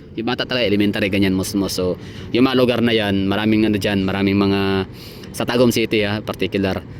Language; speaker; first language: Filipino; non-native, local second language; Cebuano